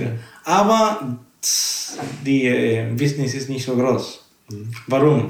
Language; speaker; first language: German; non-native, fluent; Spanish